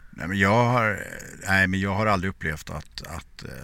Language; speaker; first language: Swedish; native; Swedish